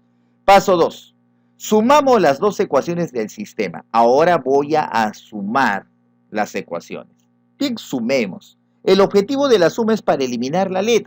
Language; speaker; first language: Spanish; native; Spanish